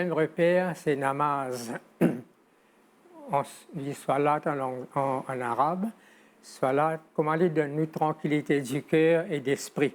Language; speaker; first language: French; non-native, local second language; Morisyen